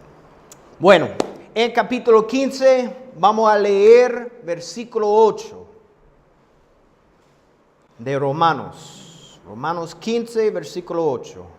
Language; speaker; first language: Spanish; non-native, fluent; English